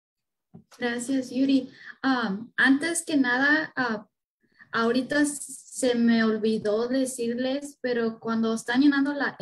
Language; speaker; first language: Spanish; early bilingual, heritage; Spanish